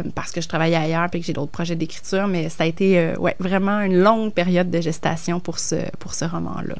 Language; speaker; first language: French; native; French